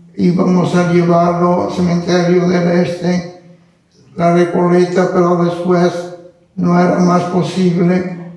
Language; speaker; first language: Spanish; non-native, fluent; Italian